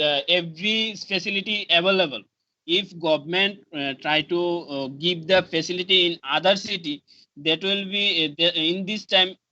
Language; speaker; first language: English; non-native, learner; Bangla